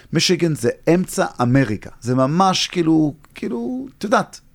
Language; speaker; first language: Hebrew; early bilingual, heritage; Hebrew